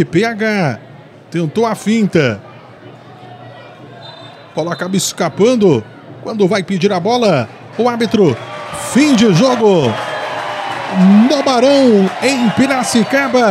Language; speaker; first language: Portuguese; native; Portuguese